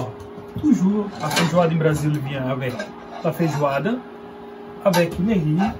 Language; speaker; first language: French; non-native, learner; Portuguese